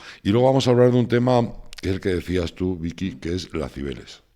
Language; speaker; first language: Spanish; native; Spanish